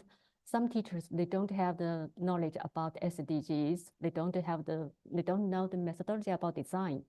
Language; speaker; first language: English; non-native, learner; Chinese